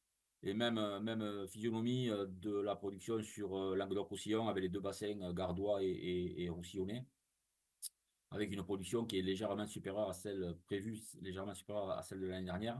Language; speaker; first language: French; native; French